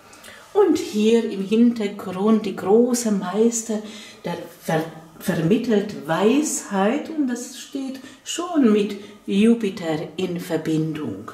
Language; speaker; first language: German; non-native, fluent; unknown